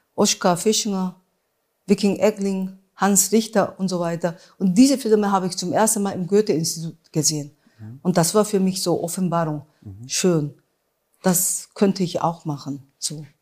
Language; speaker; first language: German; non-native, fluent; Korean